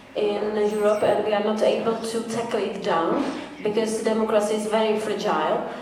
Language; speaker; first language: English; non-native, fluent; Czech